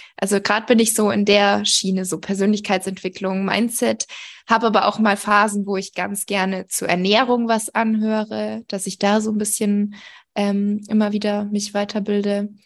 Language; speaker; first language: German; native; German